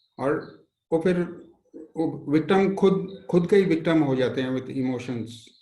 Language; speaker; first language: Hindi; non-native, local second language; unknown